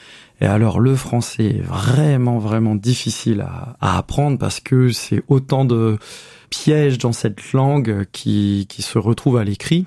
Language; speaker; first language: French; native; French